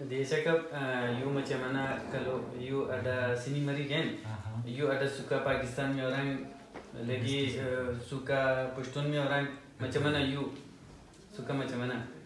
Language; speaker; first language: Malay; non-native, learner; Pashto